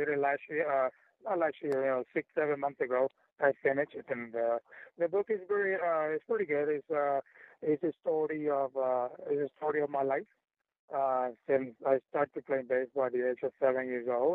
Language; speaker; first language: English; non-native, fluent; Spanish